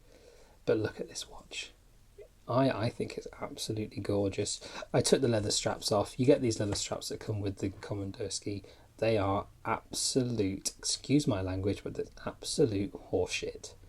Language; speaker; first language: English; native; English